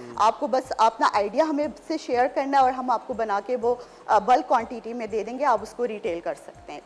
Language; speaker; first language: Urdu; native; Urdu